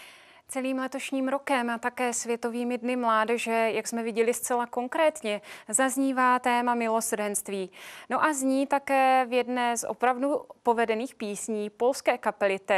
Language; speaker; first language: Czech; native; Czech